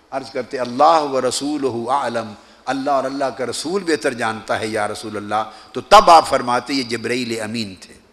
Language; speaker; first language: Urdu; native; Urdu